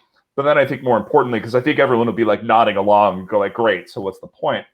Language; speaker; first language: English; native; English